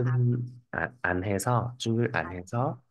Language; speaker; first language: Korean; non-native, fluent; Vietnamese